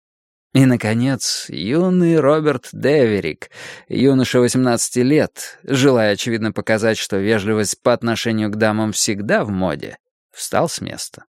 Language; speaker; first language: Russian; native; Russian